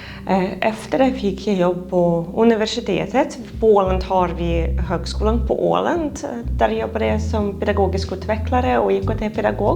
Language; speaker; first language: Swedish; non-native, fluent; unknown